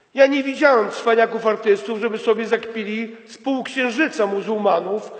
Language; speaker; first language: Polish; native; Polish